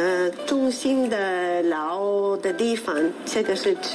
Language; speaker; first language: Chinese; non-native, learner; Spanish